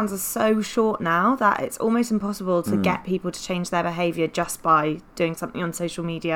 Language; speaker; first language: English; native; English